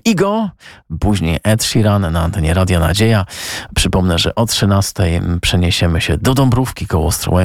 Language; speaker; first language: Polish; native; Polish